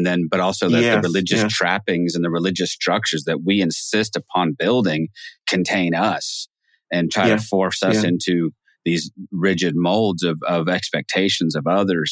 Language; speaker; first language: English; native; English